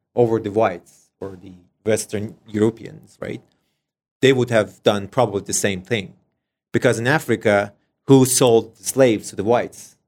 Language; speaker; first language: English; non-native, fluent; Persian